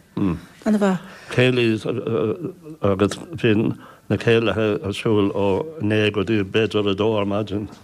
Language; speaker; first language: Irish; non-native, local second language; English